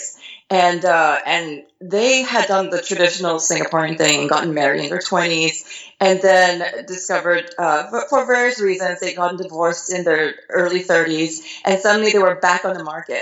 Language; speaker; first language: English; native; English